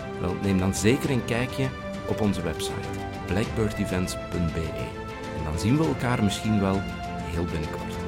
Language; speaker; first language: Dutch; native; Dutch